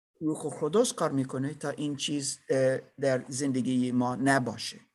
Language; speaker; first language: Persian; non-native, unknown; English